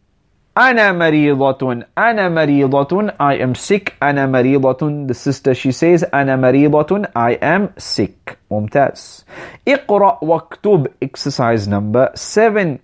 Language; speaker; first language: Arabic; non-native, fluent; English